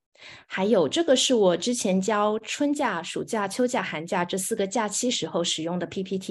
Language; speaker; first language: Chinese; native; Chinese